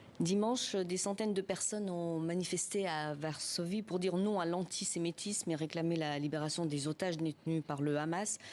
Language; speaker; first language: French; native; French